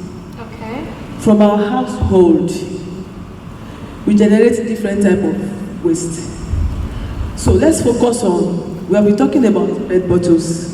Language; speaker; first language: English; non-native, local second language; Yoruba